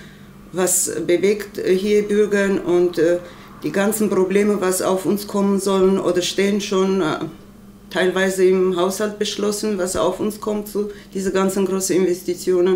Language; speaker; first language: German; non-native, learner; Armenian